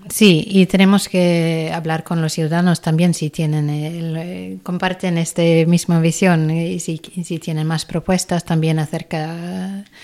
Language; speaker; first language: Spanish; non-native, fluent; Swedish